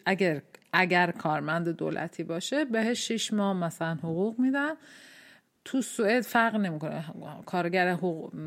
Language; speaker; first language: Persian; early bilingual, heritage; Persian